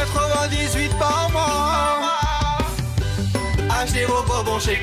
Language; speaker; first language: French; native; French